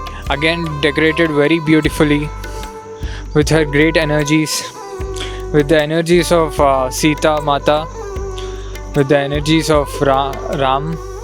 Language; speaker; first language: English; non-native, local second language; Telugu